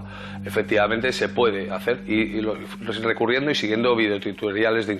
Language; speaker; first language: Spanish; native; Spanish